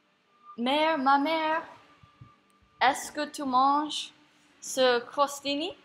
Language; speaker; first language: French; non-native, learner; English